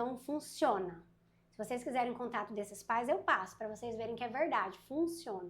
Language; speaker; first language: Portuguese; native; Portuguese